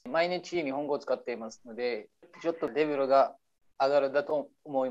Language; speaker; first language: Japanese; non-native, learner; Arabic